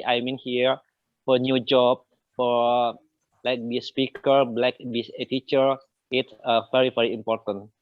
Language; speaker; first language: English; non-native, learner; Indonesian